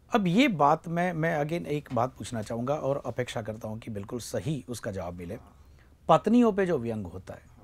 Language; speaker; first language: Hindi; non-native, local second language; Gujarati